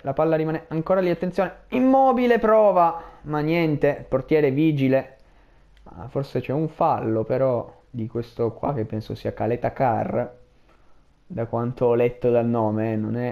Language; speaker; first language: Italian; native; Italian